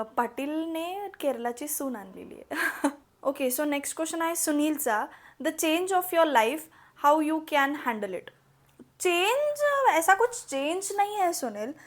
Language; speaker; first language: Marathi; non-native, local second language; Malayalam